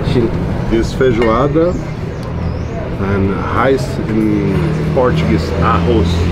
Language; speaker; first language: English; non-native, learner; Portuguese